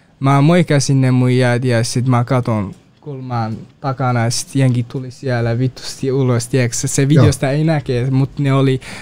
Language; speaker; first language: Finnish; non-native, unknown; Kurdish